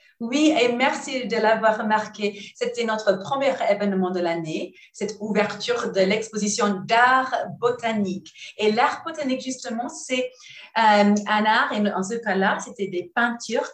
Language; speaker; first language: French; non-native, learner; English